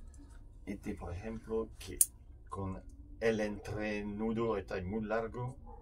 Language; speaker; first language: Spanish; non-native, learner; French